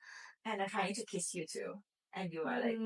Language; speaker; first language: English; non-native, learner; Thai